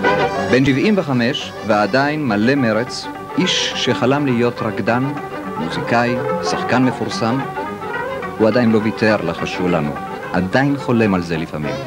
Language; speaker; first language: Hebrew; native; Hebrew